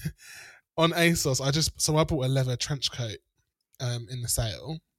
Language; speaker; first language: English; native; English